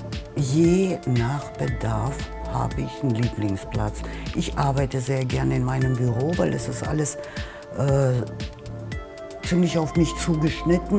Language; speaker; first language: German; non-native, fluent; Russian